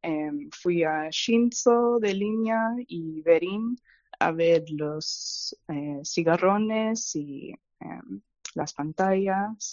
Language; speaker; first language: Spanish; non-native, fluent; English